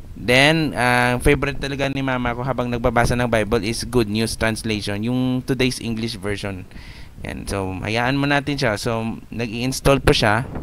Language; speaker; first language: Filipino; non-native, local second language; Hiligaynon